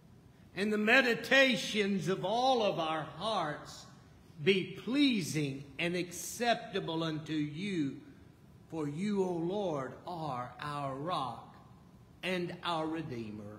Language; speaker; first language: English; native; English